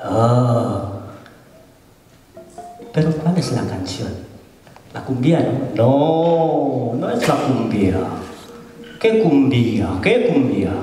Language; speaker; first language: Spanish; non-native, fluent; Indonesian